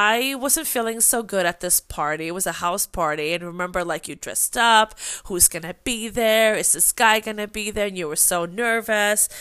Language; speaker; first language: English; non-native, fluent; Swedish